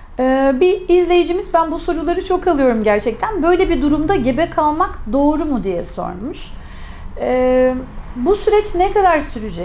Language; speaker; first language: Turkish; native; Turkish